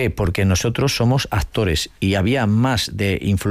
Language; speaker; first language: Spanish; native; Spanish